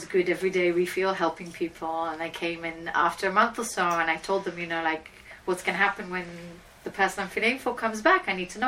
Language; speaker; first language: English; native; English